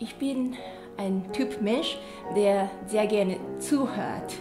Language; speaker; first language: German; non-native, fluent; Japanese